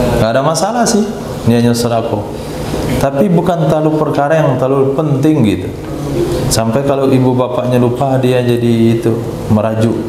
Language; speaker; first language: Malay; native; Malay